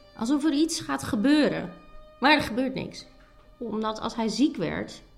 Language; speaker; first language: Dutch; native; Dutch